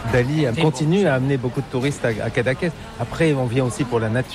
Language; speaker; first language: French; native; French